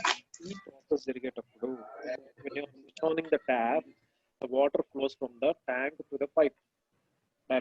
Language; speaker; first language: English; non-native, local second language; Telugu